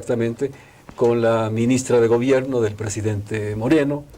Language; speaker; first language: Spanish; native; Spanish